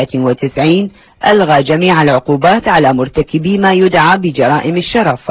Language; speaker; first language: Arabic; native; Arabic